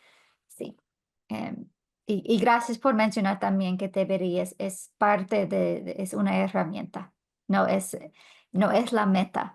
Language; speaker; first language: Spanish; non-native, fluent; English